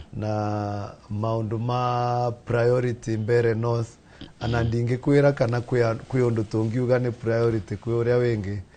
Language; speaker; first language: Kikuyu; non-native, local second language; Embu